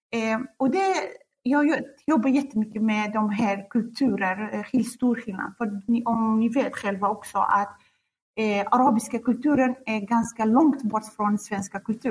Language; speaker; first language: Swedish; non-native, fluent; Kurdish